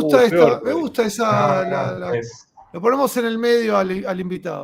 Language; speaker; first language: Spanish; native; Spanish